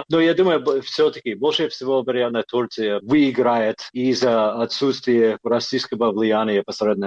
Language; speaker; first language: Russian; non-native, fluent; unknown